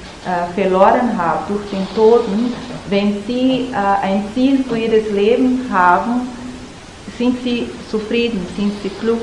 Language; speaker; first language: German; non-native, learner; Portuguese